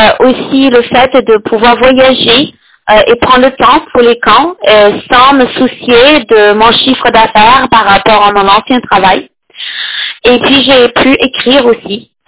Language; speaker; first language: French; non-native, fluent; English